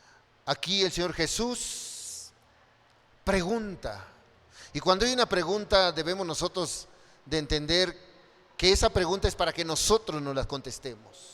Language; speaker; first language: Spanish; native; Spanish